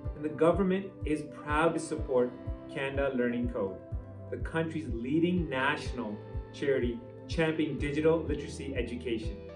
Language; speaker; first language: English; native; English